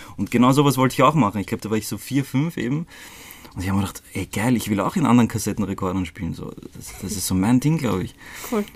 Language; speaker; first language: German; early bilingual, other home language; Croatian